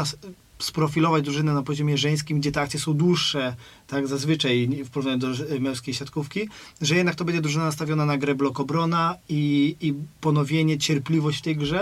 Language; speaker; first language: Polish; native; Polish